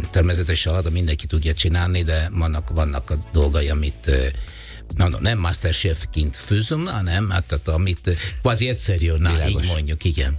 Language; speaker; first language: Hungarian; non-native, fluent; Italian